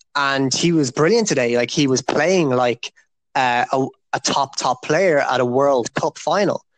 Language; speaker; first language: English; native; English